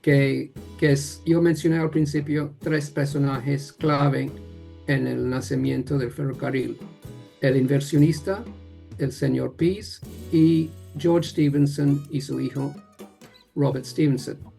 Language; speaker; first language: Spanish; non-native, fluent; English